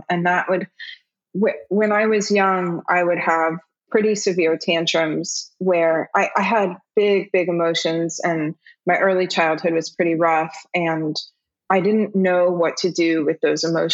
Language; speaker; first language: English; early bilingual, other home language; German